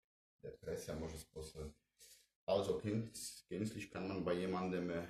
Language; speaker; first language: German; non-native, fluent; Polish